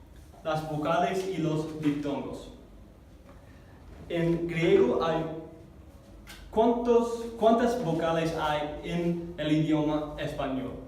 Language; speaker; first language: Spanish; non-native, fluent; English